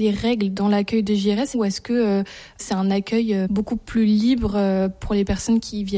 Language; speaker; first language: French; native; French